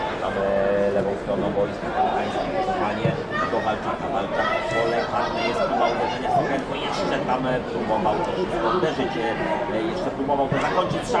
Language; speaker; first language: Polish; native; Polish